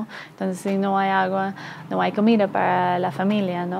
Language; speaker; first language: Spanish; non-native, fluent; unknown